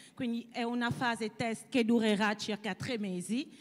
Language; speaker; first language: Italian; non-native, fluent; French